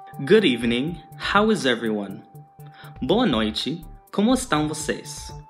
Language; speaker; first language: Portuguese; non-native, fluent; English